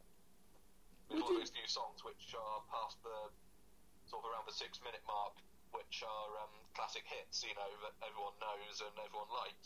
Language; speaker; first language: English; native; English